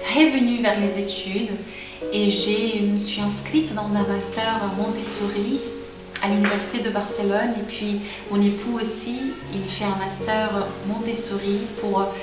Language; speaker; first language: French; non-native, fluent; Portuguese